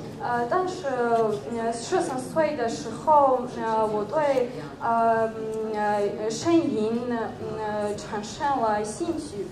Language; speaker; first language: Chinese; non-native, learner; Georgian